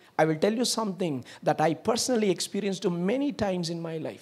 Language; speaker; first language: English; non-native, local second language; Tamil